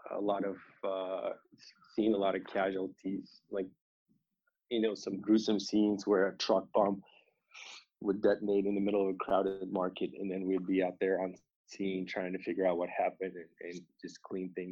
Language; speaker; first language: English; non-native, fluent; Romanian